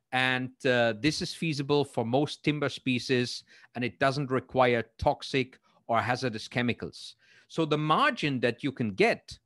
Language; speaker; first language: English; non-native, fluent; German